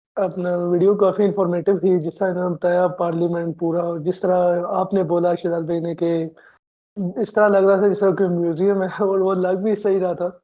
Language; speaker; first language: Urdu; non-native, local second language; Punjabi